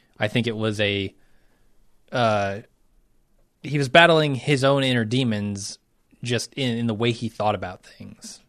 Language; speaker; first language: English; native; English